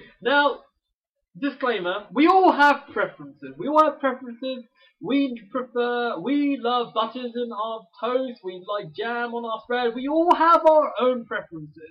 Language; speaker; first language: English; native; English